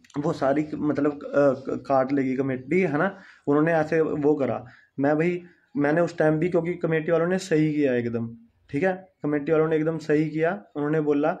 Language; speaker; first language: Hindi; non-native, local second language; Punjabi